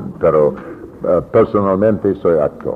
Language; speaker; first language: Spanish; non-native, learner; English